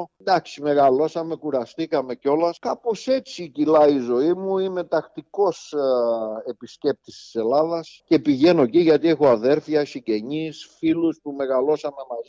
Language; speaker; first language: Greek; native; Greek